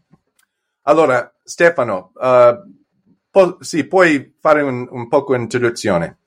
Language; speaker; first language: Italian; non-native, learner; English